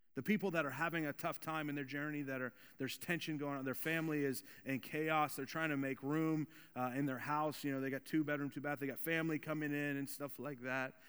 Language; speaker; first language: English; native; English